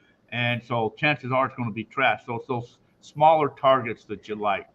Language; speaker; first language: English; native; English